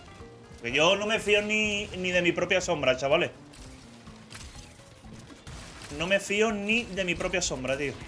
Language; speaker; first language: Spanish; native; Spanish